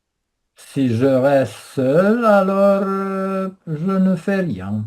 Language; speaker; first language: French; non-native, fluent; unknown